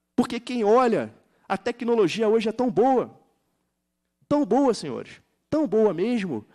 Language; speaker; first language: Portuguese; native; Portuguese